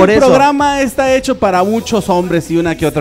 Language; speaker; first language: Spanish; native; Spanish